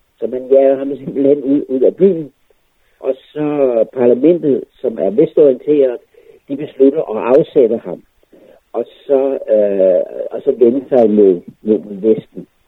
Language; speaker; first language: Danish; native; Danish